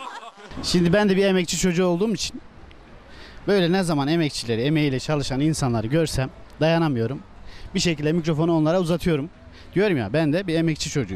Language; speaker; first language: Turkish; native; Turkish